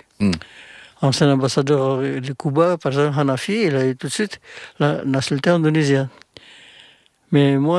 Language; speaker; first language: French; non-native, fluent; Indonesian